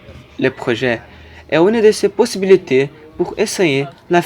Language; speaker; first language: French; non-native, learner; Portuguese